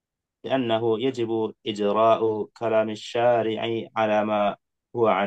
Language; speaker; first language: Arabic; non-native, fluent; Indonesian